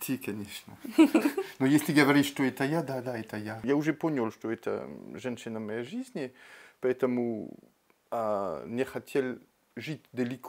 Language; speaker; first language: Russian; non-native, fluent; French